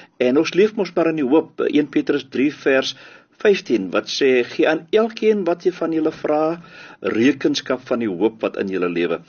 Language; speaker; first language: Afrikaans; native; Afrikaans